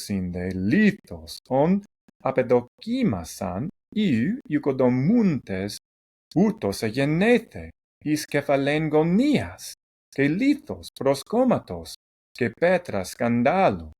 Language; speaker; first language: Greek; non-native, fluent; English